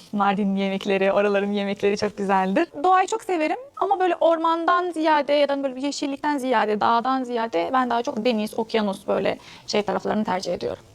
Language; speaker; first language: Turkish; non-native, fluent; Arabic